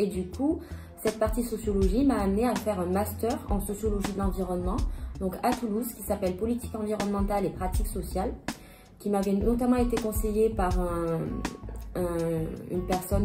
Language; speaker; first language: French; native; French